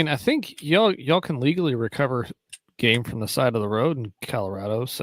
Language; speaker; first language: English; native; English